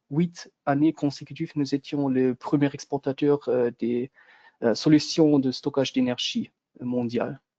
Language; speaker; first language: French; non-native, local second language; German